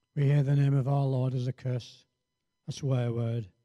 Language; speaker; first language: English; native; English